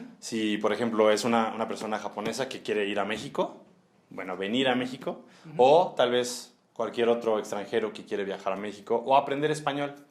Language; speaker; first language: Spanish; native; Spanish